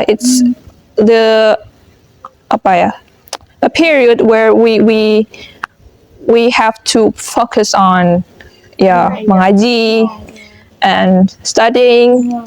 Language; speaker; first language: English; non-native, fluent; Indonesian